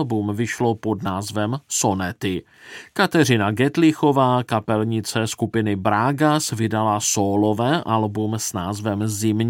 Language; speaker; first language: Czech; native; Czech